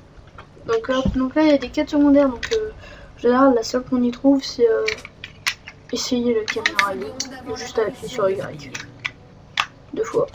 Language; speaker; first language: French; native; French